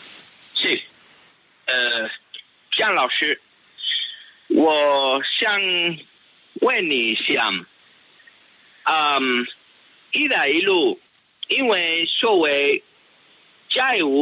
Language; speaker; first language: Chinese; non-native, fluent; Spanish